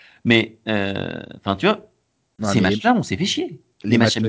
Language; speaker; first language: French; native; French